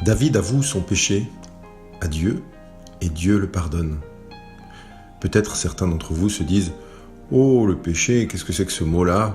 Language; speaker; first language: French; native; French